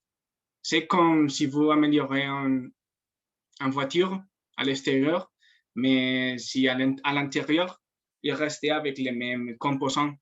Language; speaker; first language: French; non-native, fluent; Spanish